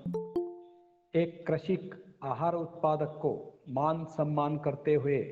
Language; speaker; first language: Hindi; non-native, local second language; Kannada